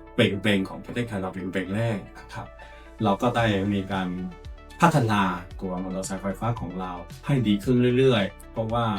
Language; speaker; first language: Thai; non-native, fluent; Chinese